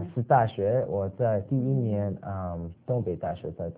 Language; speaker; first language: Chinese; early bilingual, other home language; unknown